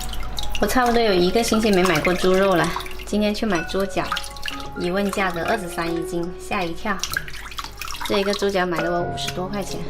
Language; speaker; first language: Chinese; non-native, local second language; Hakka Chinese